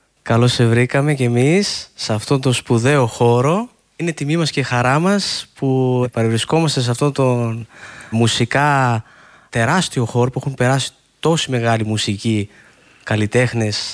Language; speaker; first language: Greek; native; Greek